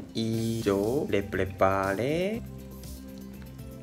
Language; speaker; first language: Spanish; non-native, learner; Japanese